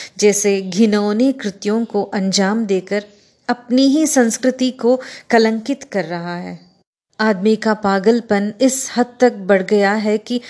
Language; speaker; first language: Hindi; non-native, local second language; Kannada